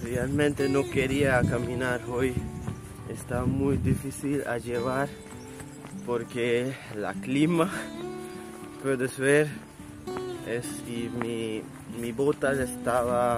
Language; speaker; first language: Spanish; non-native, learner; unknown